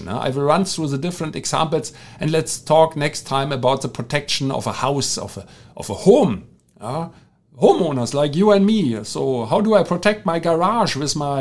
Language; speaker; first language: English; non-native, fluent; German